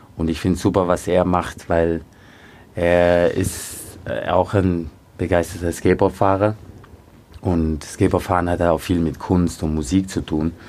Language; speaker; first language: German; early bilingual, other home language; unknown